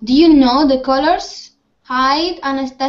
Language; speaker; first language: English; non-native, fluent; Spanish